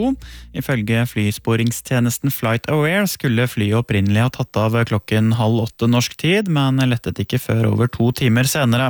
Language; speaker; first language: Norwegian; native; Norwegian